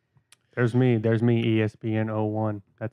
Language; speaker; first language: English; native; English